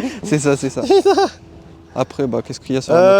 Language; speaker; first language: French; native; French